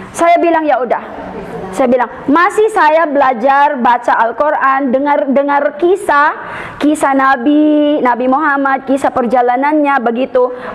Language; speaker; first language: Indonesian; non-native, fluent; Filipino